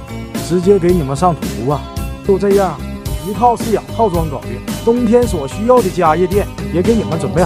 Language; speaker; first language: Chinese; native; Chinese